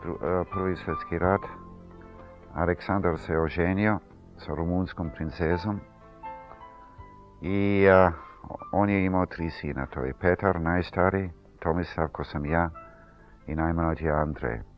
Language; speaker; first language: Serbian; early bilingual, heritage; Serbian